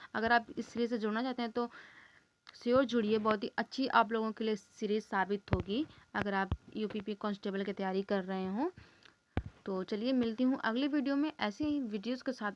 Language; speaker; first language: Hindi; native; Hindi